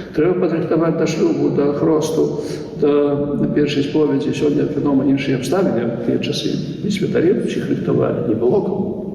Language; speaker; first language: Belarusian; native; Belarusian